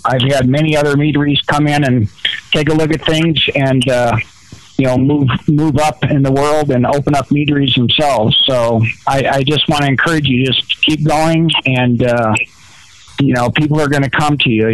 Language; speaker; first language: English; native; English